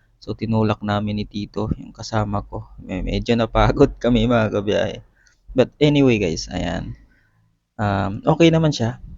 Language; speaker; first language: Filipino; non-native, local second language; Iloko